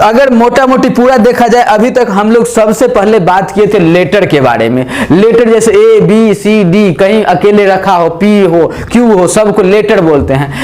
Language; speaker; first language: Hindi; native; Hindi